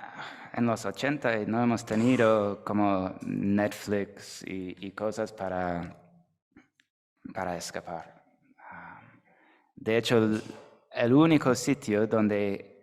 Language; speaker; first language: Spanish; non-native, fluent; English